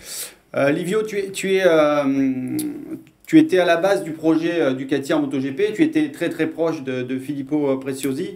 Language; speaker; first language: French; native; French